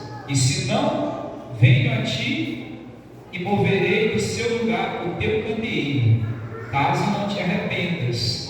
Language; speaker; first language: Portuguese; native; Portuguese